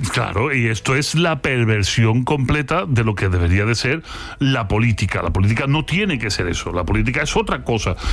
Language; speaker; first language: Spanish; native; Spanish